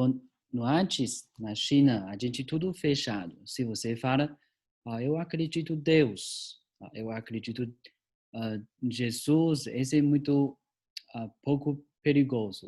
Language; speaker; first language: Portuguese; non-native, learner; Chinese